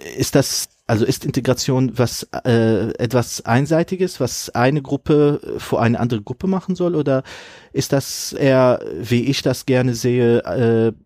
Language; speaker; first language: German; non-native, fluent; Arabic